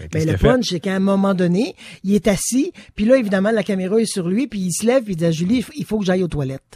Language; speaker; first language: French; native; French